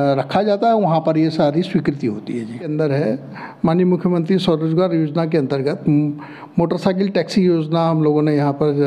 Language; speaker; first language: Hindi; native; Hindi